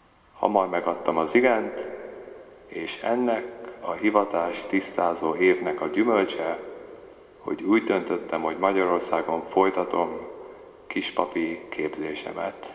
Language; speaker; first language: Hungarian; early bilingual, heritage; Hungarian